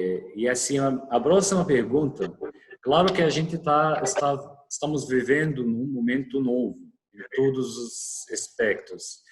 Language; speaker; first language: Portuguese; non-native, fluent; Arabic